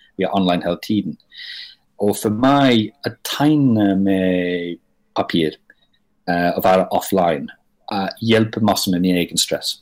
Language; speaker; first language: Norwegian; non-native, fluent; English